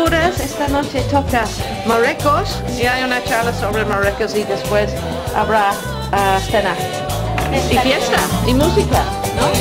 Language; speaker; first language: Spanish; non-native, fluent; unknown